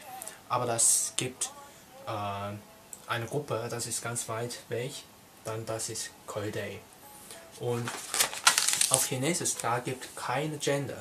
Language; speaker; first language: German; non-native, learner; Cantonese